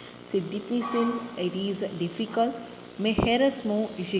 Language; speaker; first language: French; non-native, fluent; Tamil